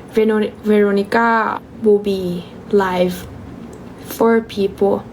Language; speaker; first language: English; non-native, learner; Thai